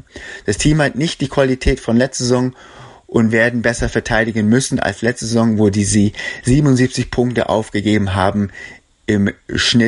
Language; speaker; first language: German; native; German